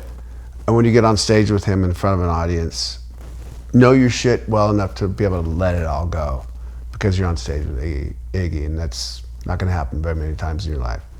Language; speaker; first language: English; native; English